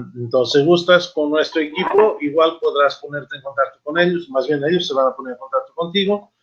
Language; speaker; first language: Spanish; non-native, fluent; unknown